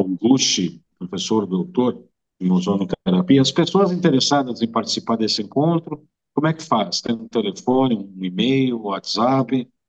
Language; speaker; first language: Portuguese; native; Portuguese